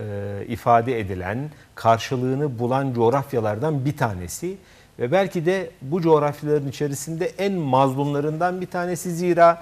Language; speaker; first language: Turkish; native; Turkish